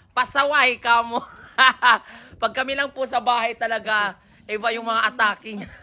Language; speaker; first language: Filipino; non-native, local second language; Cebuano